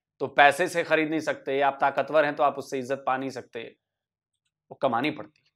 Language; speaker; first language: Hindi; native; Hindi